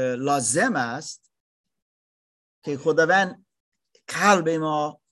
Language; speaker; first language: Persian; non-native, learner; German